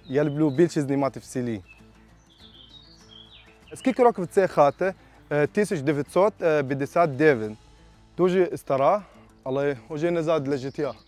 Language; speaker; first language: Ukrainian; non-native, learner; Arabic